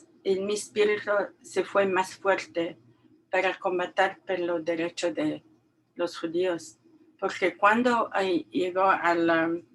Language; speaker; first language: Spanish; non-native, learner; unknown